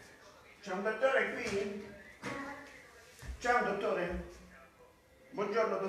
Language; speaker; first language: Italian; native; Italian